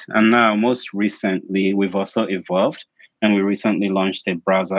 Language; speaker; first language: English; non-native, local second language; Igbo